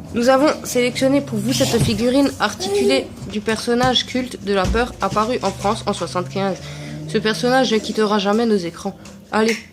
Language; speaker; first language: French; native; French